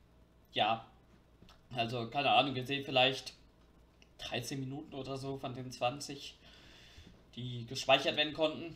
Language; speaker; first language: German; native; German